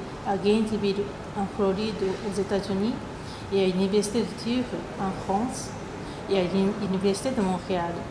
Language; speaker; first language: French; non-native, fluent; Japanese